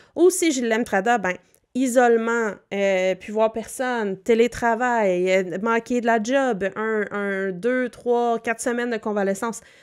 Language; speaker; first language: French; native; French